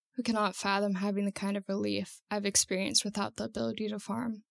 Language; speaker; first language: English; native; English